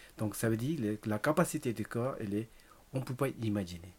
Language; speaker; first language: French; non-native, learner; Tibetan